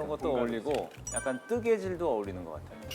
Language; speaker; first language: Korean; native; Korean